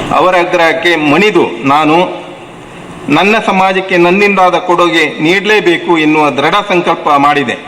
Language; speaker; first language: Kannada; non-native, local second language; Tulu